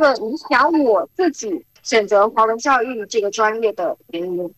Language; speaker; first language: Chinese; early bilingual, heritage; Chinese